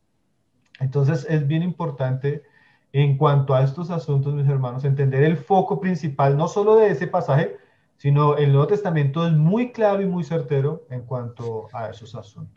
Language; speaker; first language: Spanish; native; Spanish